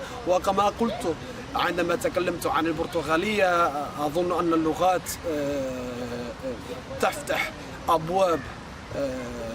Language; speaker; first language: Arabic; non-native, fluent; Spanish